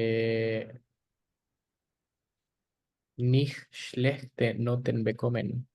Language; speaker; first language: German; non-native, learner; Spanish